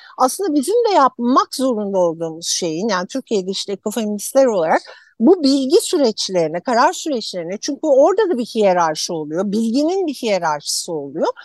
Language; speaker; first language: Turkish; native; Turkish